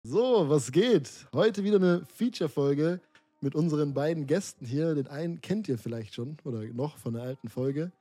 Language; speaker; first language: German; native; German